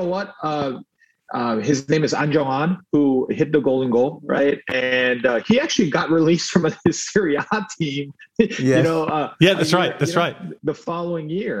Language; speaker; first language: English; early bilingual, other home language; Korean